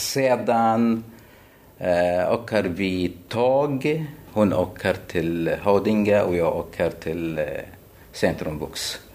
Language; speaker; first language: Swedish; non-native, fluent; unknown